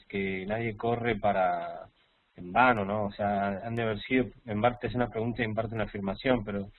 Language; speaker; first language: Spanish; native; Spanish